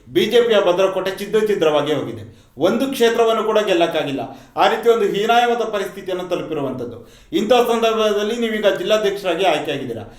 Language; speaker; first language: Kannada; native; Kannada